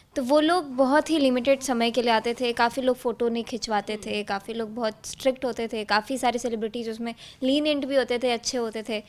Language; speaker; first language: Hindi; native; Hindi